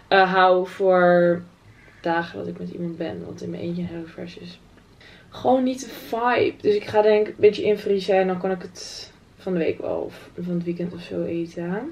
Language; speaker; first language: Dutch; native; Dutch